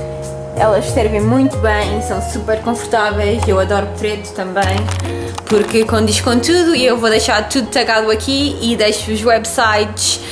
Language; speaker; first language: Portuguese; early bilingual, heritage; Portuguese